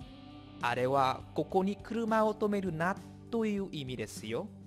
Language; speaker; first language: Japanese; non-native, fluent; Vietnamese